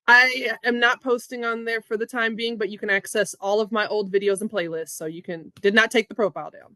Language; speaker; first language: English; native; English